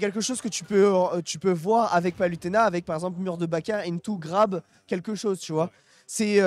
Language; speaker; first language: French; native; French